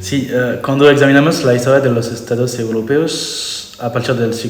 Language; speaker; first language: Spanish; non-native, learner; French